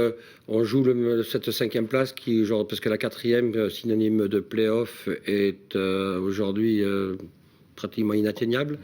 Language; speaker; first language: French; native; French